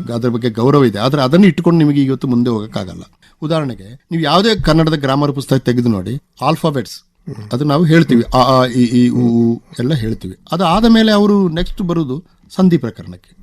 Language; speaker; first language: Kannada; non-native, local second language; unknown